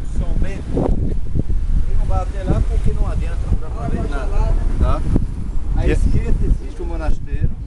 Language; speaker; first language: Portuguese; non-native, fluent; French